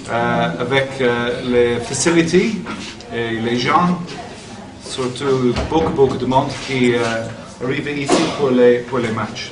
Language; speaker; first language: French; non-native, learner; English